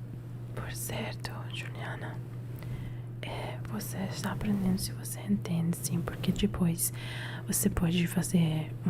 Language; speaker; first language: Portuguese; non-native, learner; Italian